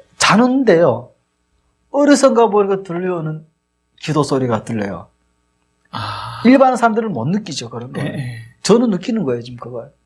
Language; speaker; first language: Korean; native; Korean